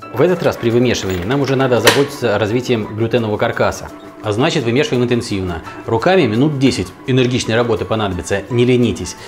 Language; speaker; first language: Russian; native; Russian